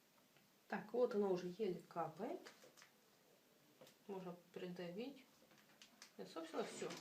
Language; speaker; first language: Russian; native; Russian